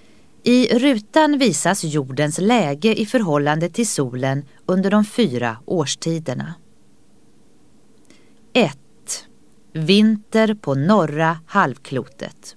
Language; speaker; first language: Swedish; native; Swedish